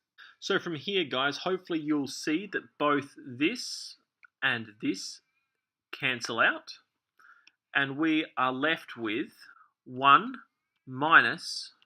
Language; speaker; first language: English; native; English